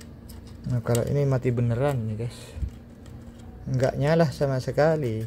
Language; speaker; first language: Indonesian; native; Indonesian